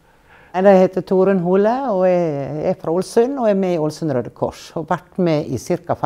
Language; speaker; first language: Norwegian; native; Norwegian